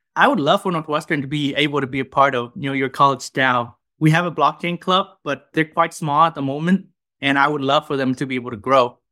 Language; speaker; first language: English; non-native, fluent; Vietnamese